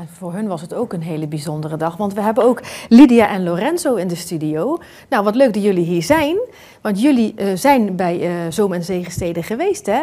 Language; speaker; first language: Dutch; native; Dutch